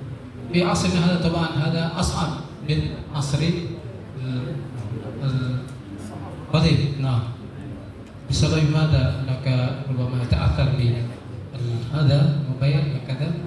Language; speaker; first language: Arabic; non-native, fluent; Indonesian